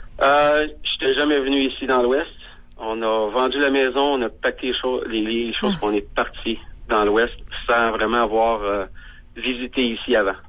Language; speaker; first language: French; native; French